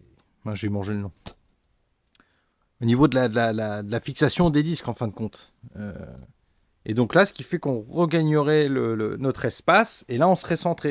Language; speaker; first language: French; native; French